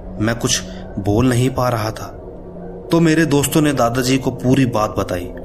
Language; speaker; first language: Hindi; native; Hindi